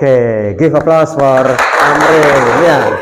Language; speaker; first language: English; non-native, learner; Indonesian